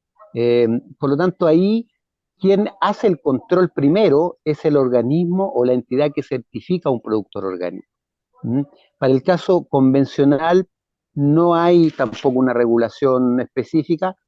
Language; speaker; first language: Spanish; native; Spanish